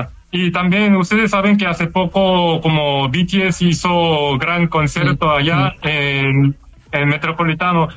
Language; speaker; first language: Spanish; non-native, learner; Korean